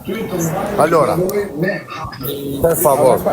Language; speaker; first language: Italian; non-native, fluent; Albanian